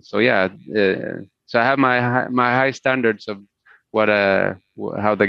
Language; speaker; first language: English; non-native, fluent; Spanish